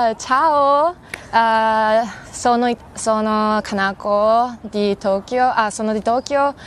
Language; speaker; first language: Italian; non-native, learner; Japanese